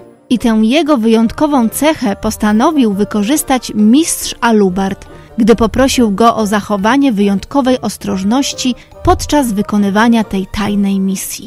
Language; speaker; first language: Polish; native; Polish